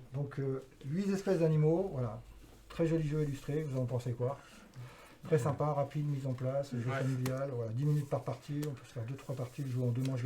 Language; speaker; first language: French; native; French